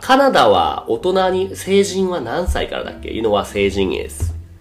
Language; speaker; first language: Japanese; native; Japanese